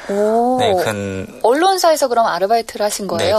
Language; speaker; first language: Korean; native; Korean